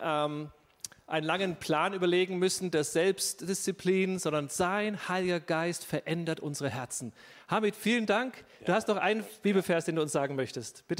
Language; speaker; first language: German; native; German